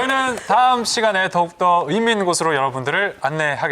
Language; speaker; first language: Korean; native; Korean